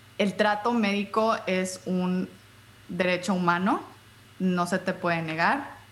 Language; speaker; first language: Spanish; native; Spanish